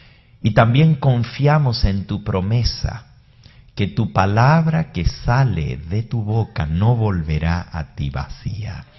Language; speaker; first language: Spanish; native; Spanish